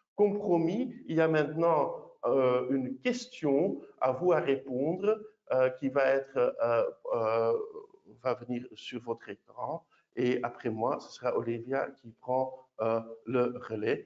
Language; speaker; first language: French; non-native, local second language; Dutch